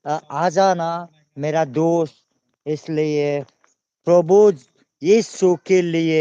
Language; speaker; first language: Hindi; non-native, local second language; Bodo